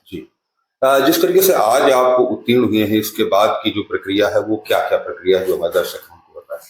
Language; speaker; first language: Hindi; native; Hindi